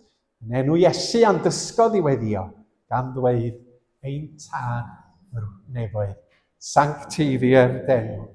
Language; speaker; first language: Welsh; native; Welsh